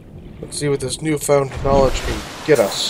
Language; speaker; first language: English; native; English